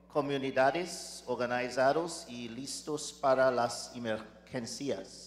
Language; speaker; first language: Spanish; non-native, learner; English